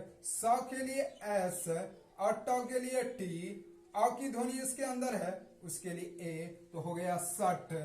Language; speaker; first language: Hindi; native; Hindi